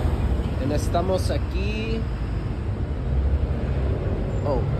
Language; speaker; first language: Spanish; non-native, learner; English